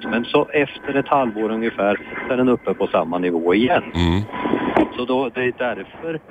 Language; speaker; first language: Swedish; native; Swedish